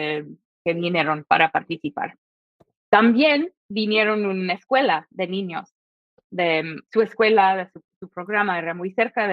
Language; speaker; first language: Spanish; non-native, fluent; English